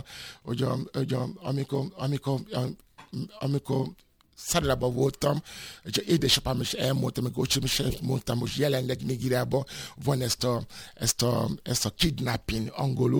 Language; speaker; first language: Hungarian; non-native, fluent; Yoruba